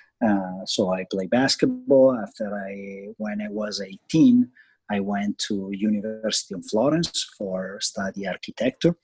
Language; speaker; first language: English; non-native, fluent; Italian